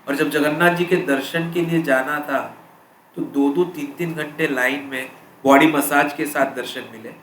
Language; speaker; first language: Hindi; non-native, local second language; Marathi